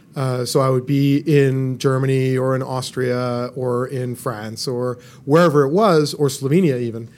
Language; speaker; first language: English; native; English